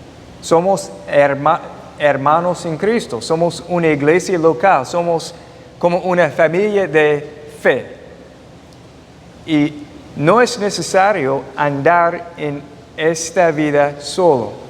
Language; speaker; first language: Spanish; non-native, fluent; English